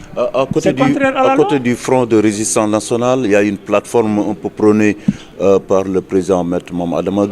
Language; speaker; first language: French; non-native, local second language; Wolof